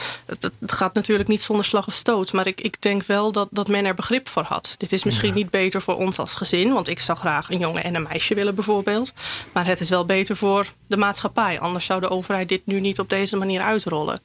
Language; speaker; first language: Dutch; native; Dutch